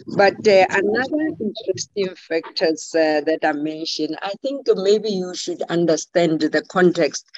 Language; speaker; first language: English; non-native, local second language; Tswana